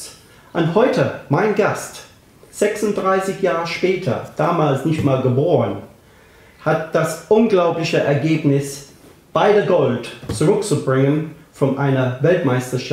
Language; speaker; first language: German; non-native, fluent; English